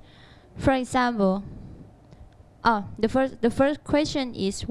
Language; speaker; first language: English; non-native, learner; Thai